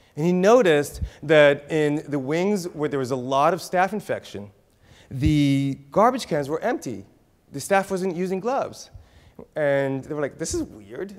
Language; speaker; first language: English; native; English